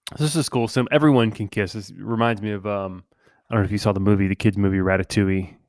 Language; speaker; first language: English; early bilingual, other home language; Spanish